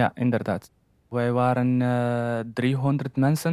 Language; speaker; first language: Dutch; non-native, learner; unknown